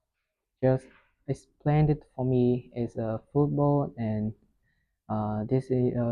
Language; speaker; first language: English; non-native, learner; Vietnamese